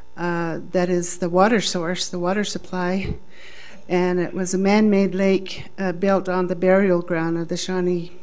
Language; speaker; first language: English; native; English